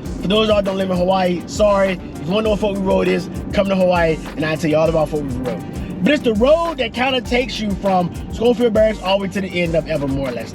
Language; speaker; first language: English; native; English